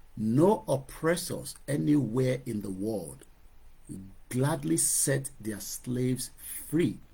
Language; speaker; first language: English; non-native, local second language; Yoruba